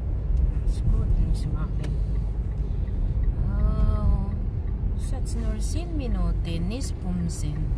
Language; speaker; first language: German; non-native, learner; Filipino